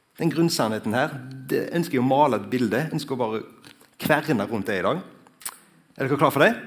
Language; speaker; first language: Norwegian; native; Norwegian